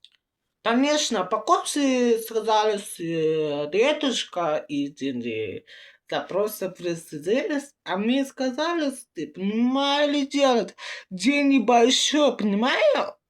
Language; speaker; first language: Russian; non-native, learner; Uzbek